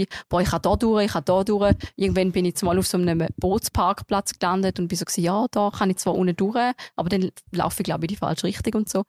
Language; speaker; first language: German; native; German